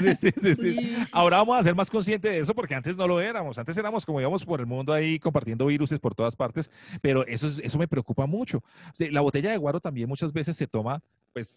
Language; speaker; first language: Spanish; native; Spanish